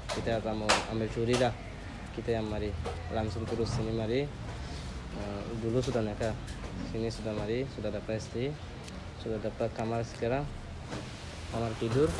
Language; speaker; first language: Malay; non-native, local second language; Rohingya